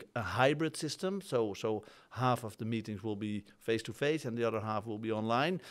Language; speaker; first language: English; non-native, fluent; Dutch